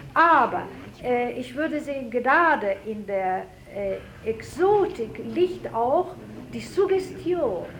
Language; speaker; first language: German; non-native, fluent; Italian